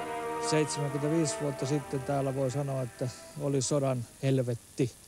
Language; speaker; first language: Finnish; native; Finnish